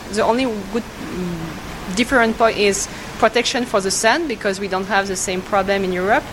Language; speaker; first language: English; non-native, learner; French